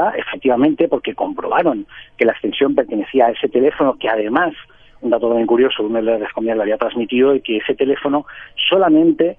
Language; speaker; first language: Spanish; native; Spanish